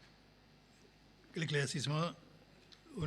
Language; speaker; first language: French; non-native, local second language; Seselwa Creole French